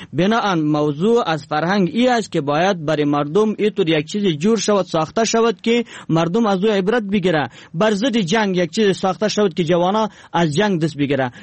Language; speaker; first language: Persian; non-native, local second language; Pashto